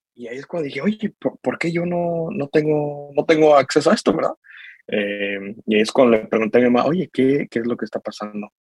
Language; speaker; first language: Spanish; early bilingual, heritage; Spanish